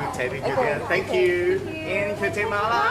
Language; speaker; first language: English; non-native, learner; Thai